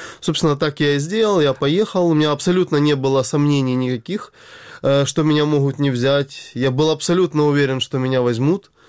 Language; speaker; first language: Russian; native; Russian